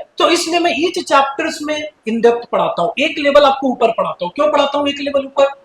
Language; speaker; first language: Hindi; native; Hindi